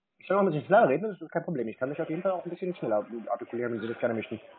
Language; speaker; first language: German; native; German